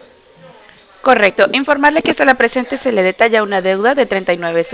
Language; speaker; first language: Spanish; native; Spanish